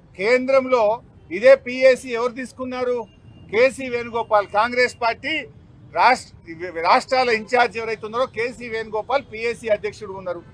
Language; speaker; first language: Telugu; native; Telugu